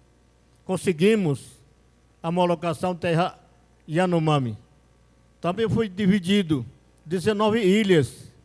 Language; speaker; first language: Portuguese; non-native, local second language; Yanomámi